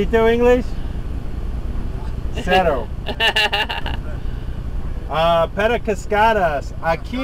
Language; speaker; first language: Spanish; non-native, learner; English